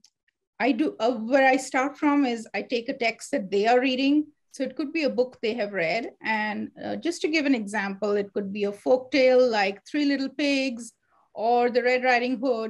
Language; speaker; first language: English; non-native, local second language; Hindi